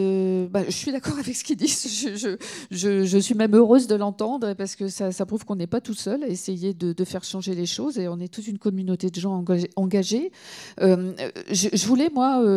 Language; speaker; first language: French; native; French